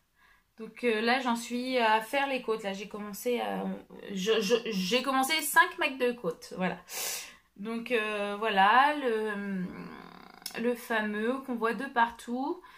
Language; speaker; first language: French; native; French